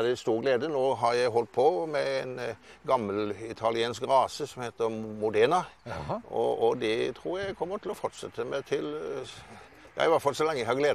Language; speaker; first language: Norwegian; native; Norwegian